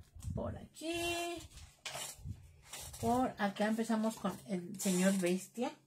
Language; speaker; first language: Spanish; native; Spanish